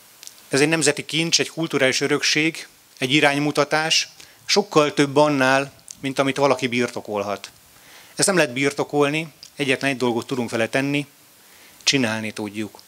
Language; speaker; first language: Hungarian; native; Hungarian